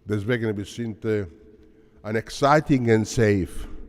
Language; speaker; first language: German; non-native, learner; Italian